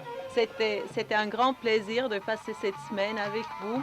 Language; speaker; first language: French; non-native, fluent; Arabic